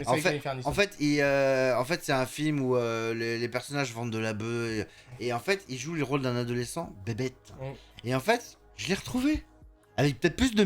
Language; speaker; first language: French; native; French